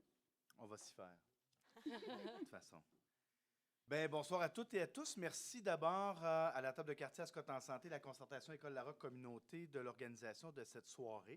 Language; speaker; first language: French; native; French